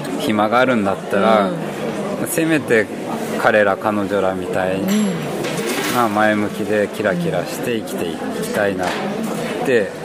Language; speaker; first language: Japanese; early bilingual, heritage; Japanese